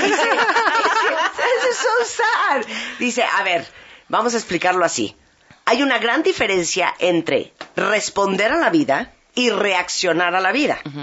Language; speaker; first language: Spanish; native; Spanish